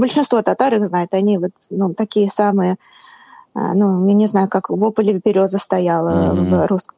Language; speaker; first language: Russian; non-native, local second language; Tatar